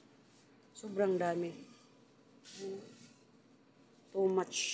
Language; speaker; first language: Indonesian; non-native, learner; Filipino